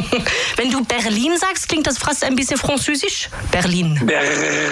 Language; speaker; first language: German; native; German